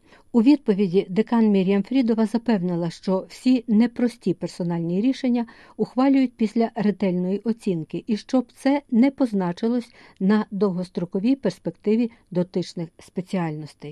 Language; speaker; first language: Ukrainian; native; Ukrainian